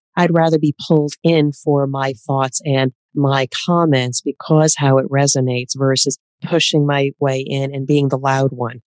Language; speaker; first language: English; native; English